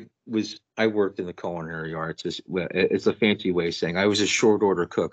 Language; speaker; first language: English; native; English